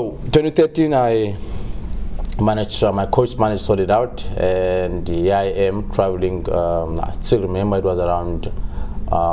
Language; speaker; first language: English; non-native, local second language; Xhosa